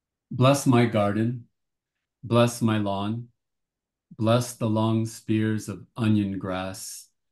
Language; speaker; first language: English; native; English